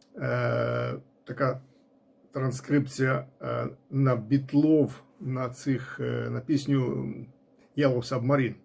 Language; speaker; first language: Ukrainian; non-native, local second language; Russian